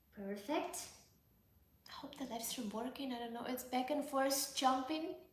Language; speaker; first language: English; non-native, fluent; Ukrainian